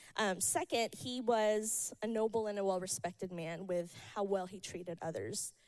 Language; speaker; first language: English; early bilingual, other home language; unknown